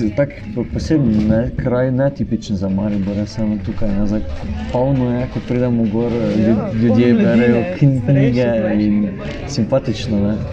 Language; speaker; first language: Slovenian; native; Slovenian